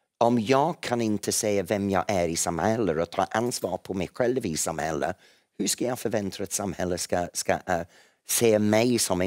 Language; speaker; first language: Swedish; non-native, fluent; English